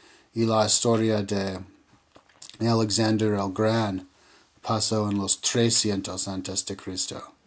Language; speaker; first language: Spanish; non-native, learner; English